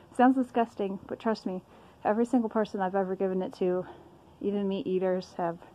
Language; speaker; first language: English; native; English